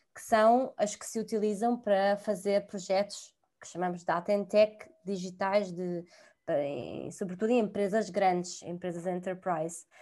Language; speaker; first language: Portuguese; non-native, fluent; Italian